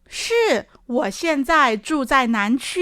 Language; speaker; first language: Chinese; non-native, fluent; Thai